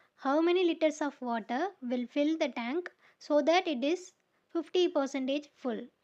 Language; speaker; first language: English; non-native, local second language; Tamil